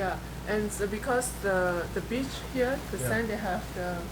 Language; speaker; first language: English; non-native, fluent; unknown